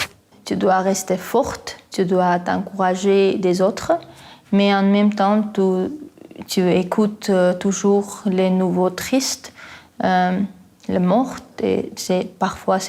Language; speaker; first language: French; non-native, fluent; Armenian